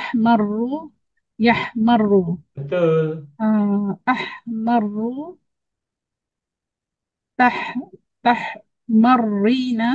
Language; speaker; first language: Arabic; non-native, learner; Malay